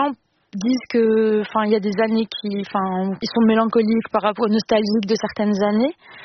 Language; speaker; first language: French; non-native, local second language; Arabic